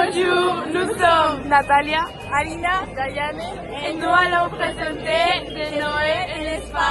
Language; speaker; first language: French; non-native, learner; Russian